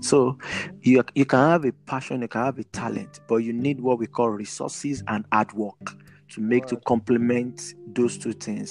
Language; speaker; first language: English; non-native, local second language; Yoruba